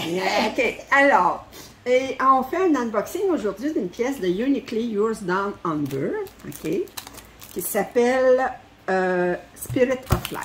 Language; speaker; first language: French; native; French